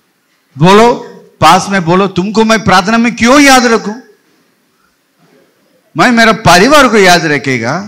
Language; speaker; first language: Hindi; non-native, local second language; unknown